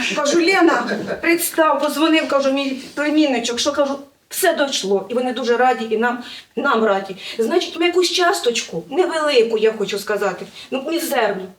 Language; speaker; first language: Ukrainian; native; Ukrainian